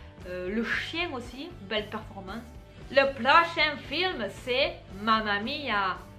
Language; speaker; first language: French; native; French